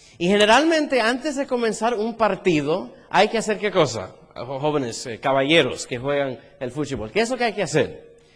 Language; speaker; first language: Spanish; early bilingual, heritage; Spanish